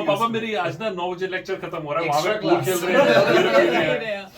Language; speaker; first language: Hindi; native; Hindi